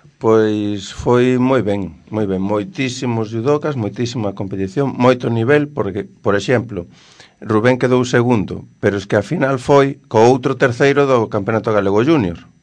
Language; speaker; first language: Galician; non-native, local second language; Spanish